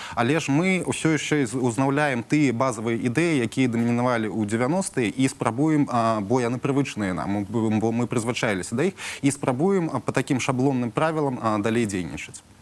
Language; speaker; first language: Belarusian; non-native, local second language; Russian